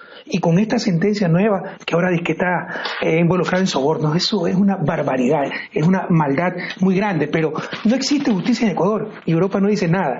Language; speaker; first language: Spanish; native; Spanish